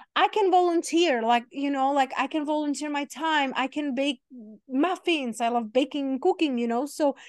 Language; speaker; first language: English; non-native, fluent; Czech